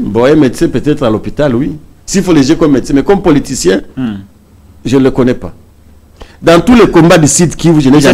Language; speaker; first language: French; non-native, local second language; Swahili